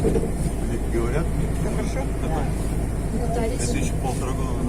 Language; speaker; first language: Russian; native; Russian